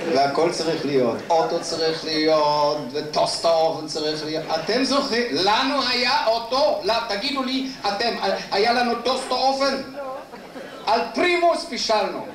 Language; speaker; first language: Hebrew; non-native, fluent; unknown